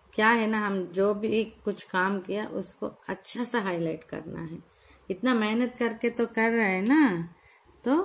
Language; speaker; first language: Hindi; non-native, local second language; Telugu